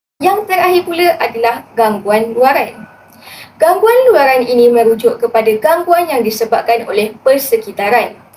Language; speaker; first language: Malay; native; Malay